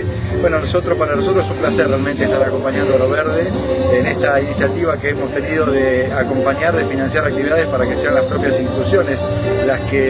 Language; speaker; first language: Spanish; native; Spanish